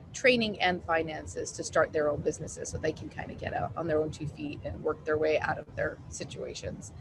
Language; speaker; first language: English; native; English